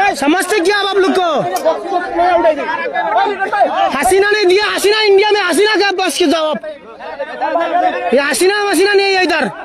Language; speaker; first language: Hindi; non-native, learner; Bangla